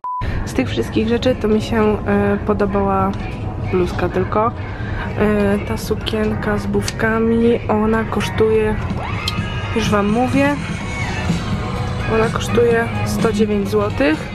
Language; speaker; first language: Polish; native; Polish